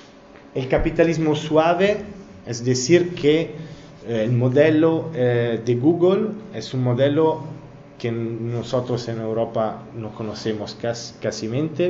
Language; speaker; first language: Spanish; non-native, learner; Italian